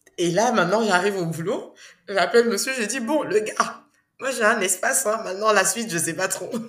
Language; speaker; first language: French; non-native, local second language; Bambara